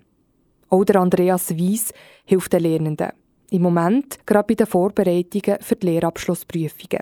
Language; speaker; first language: German; native; German